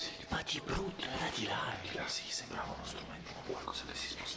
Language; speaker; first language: Italian; native; Italian